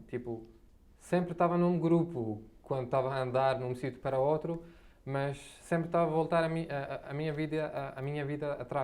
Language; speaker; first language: Portuguese; non-native, fluent; Arabic